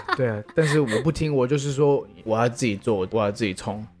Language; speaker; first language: Chinese; early bilingual, heritage; Chinese